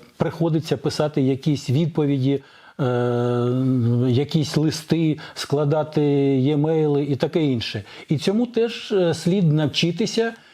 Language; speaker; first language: Ukrainian; non-native, local second language; Russian